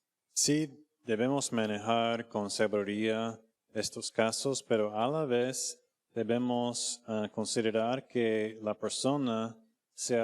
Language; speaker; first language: Spanish; non-native, fluent; English